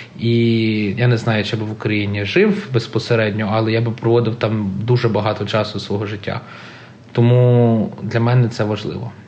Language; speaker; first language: Ukrainian; early bilingual, heritage; Ukrainian